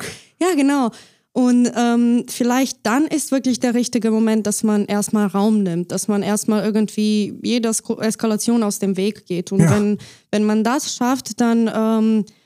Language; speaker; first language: German; non-native, fluent; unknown